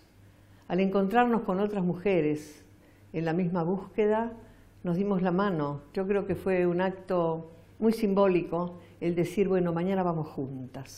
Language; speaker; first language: Spanish; native; Spanish